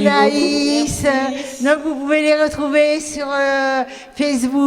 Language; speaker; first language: French; native; French